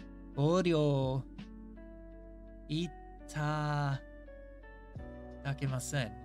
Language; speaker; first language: Japanese; non-native, learner; English